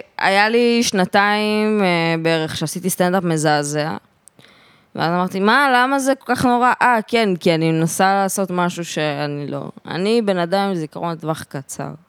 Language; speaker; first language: Hebrew; native; Hebrew